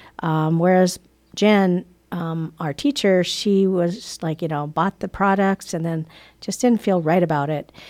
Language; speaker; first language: English; native; English